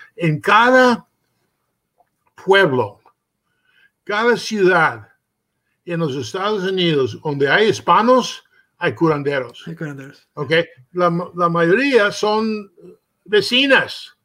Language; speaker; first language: Spanish; early bilingual, heritage; Spanish